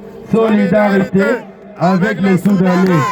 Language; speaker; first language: French; non-native, fluent; Arabic